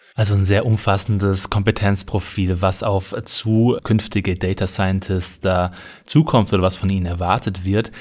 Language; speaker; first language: German; native; German